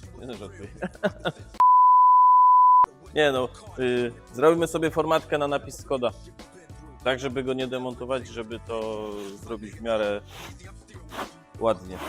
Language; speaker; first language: Polish; native; Polish